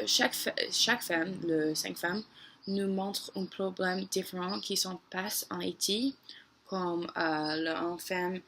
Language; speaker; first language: French; non-native, learner; English